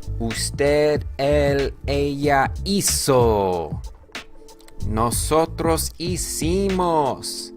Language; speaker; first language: Spanish; non-native, fluent; English